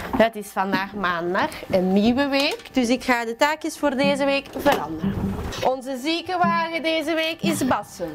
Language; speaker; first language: Dutch; native; Dutch